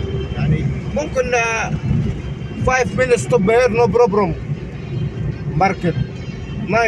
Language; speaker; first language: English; non-native, learner; Arabic